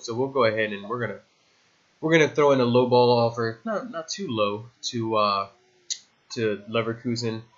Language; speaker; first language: English; native; English